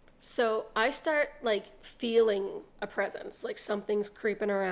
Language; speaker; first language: English; native; English